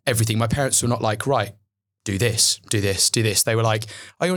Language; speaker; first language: English; native; English